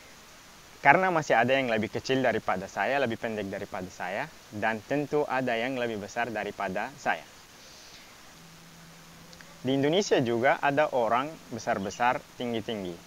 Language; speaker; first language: Indonesian; non-native, fluent; Arabic